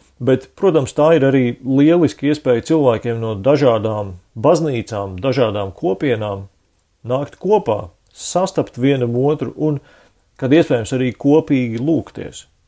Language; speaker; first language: Latvian; native; Latvian